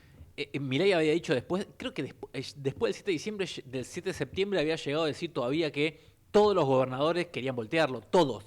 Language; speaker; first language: Spanish; native; Spanish